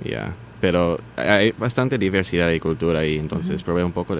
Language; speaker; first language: Spanish; early bilingual, heritage; Spanish